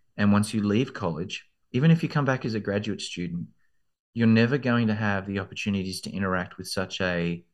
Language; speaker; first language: English; native; English